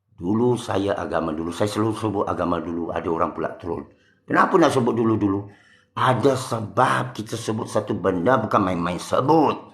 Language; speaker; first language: Malay; non-native, local second language; Min Nan Chinese